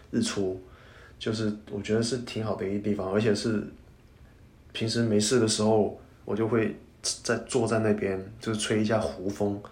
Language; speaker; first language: Chinese; non-native, local second language; Cantonese